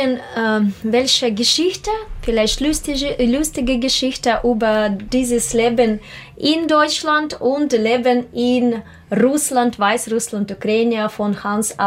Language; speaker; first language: German; non-native, learner; Russian